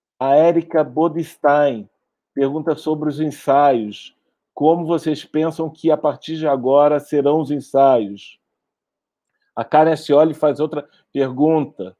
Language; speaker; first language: Portuguese; native; Portuguese